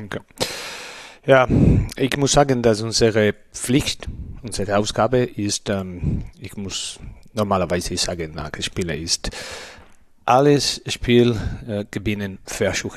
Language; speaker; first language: German; non-native, learner; Spanish